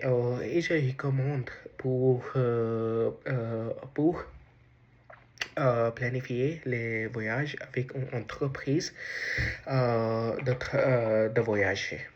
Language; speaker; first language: French; non-native, learner; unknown